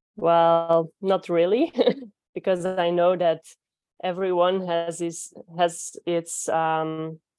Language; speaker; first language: English; non-native, fluent; Dutch